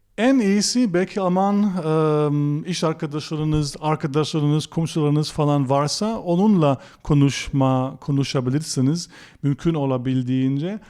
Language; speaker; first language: Turkish; non-native, fluent; German